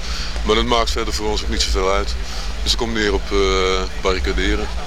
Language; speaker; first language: Dutch; native; Dutch